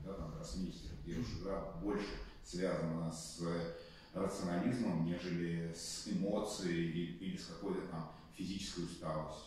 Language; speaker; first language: Russian; native; Russian